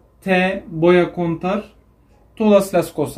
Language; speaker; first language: Spanish; non-native, learner; Turkish